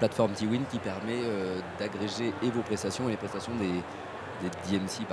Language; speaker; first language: French; native; French